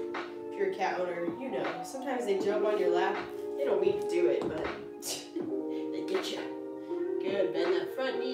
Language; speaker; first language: English; native; English